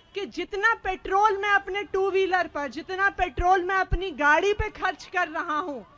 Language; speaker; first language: Hindi; native; Hindi